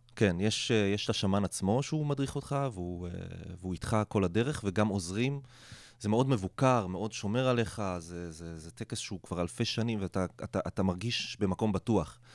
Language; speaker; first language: Hebrew; non-native, local second language; Arabic